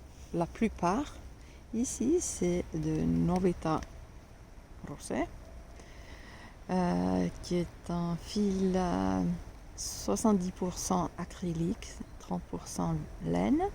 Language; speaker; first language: French; non-native, fluent; Finnish